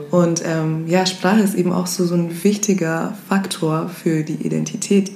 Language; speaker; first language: German; early bilingual, other home language; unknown